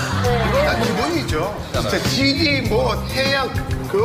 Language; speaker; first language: Korean; native; Korean